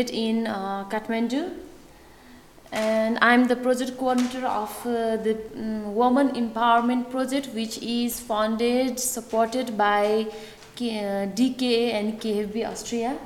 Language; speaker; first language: English; non-native, fluent; Nepali